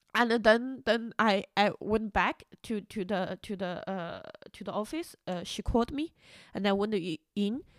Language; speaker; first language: English; non-native, fluent; Chinese